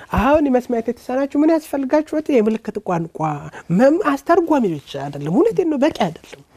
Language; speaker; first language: Amharic; native; Amharic